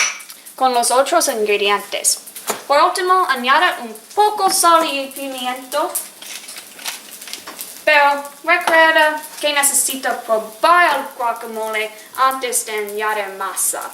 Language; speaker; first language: Spanish; non-native, learner; English